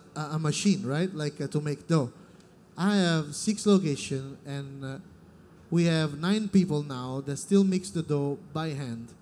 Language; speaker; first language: English; non-native, fluent; Italian